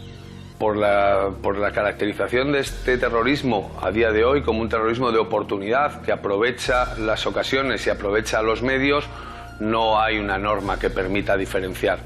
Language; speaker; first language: Spanish; native; Spanish